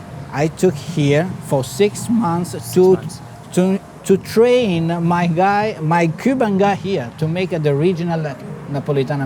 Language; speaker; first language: English; non-native, fluent; Italian